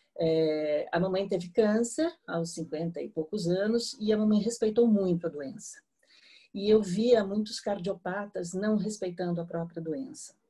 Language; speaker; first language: Portuguese; native; Portuguese